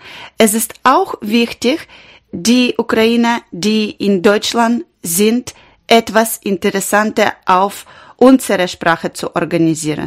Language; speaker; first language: German; non-native, learner; Ukrainian